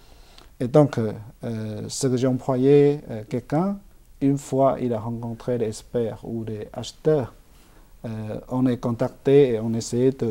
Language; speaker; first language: French; non-native, fluent; Chinese